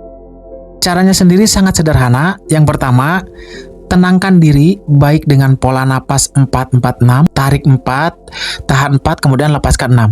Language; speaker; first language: Indonesian; native; Indonesian